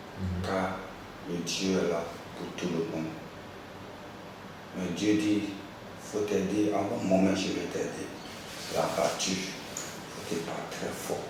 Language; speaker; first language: French; non-native, local second language; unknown